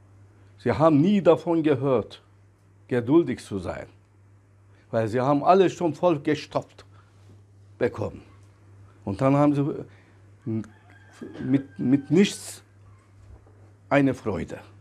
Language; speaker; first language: German; non-native, fluent; Turkish